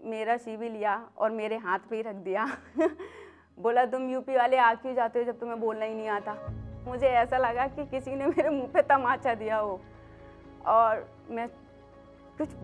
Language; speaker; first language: Hindi; native; Hindi